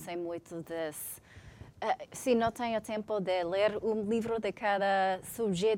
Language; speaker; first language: Portuguese; non-native, learner; English